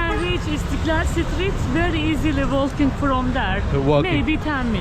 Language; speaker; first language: English; non-native, fluent; Turkish